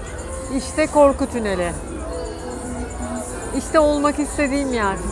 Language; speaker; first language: Turkish; native; Turkish